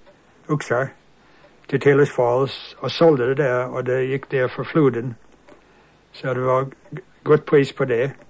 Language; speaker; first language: Swedish; early bilingual, heritage; Swedish